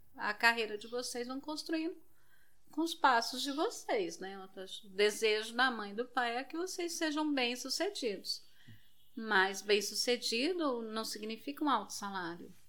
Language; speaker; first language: Portuguese; native; Portuguese